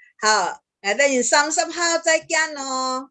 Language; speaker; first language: Chinese; early bilingual, heritage; Chinese